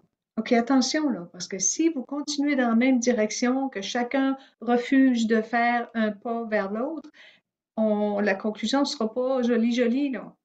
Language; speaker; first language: French; native; French